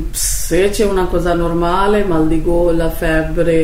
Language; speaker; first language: Italian; non-native, learner; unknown